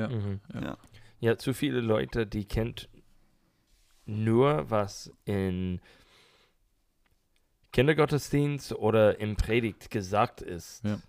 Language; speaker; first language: German; non-native, learner; English